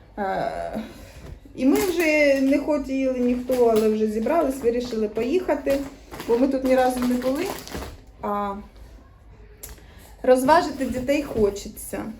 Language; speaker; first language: Ukrainian; native; Ukrainian